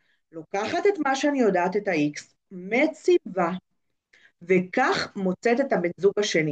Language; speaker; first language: Hebrew; native; Hebrew